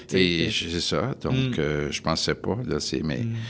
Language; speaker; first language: French; native; French